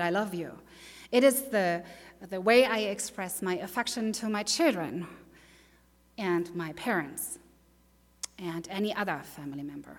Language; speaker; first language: English; non-native, fluent; German